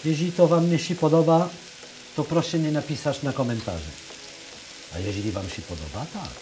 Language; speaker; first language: Polish; non-native, learner; French